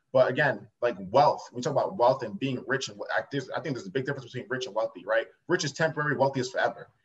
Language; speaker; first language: English; native; English